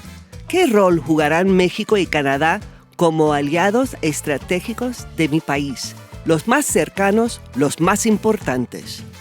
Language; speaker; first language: Spanish; non-native, fluent; English